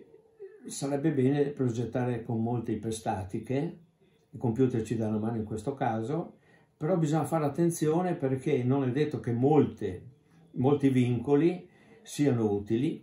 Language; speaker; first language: Italian; native; Italian